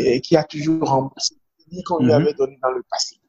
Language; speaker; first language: French; non-native, local second language; Fon